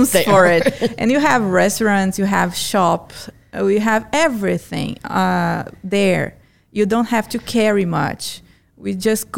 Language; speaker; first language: English; non-native, fluent; Portuguese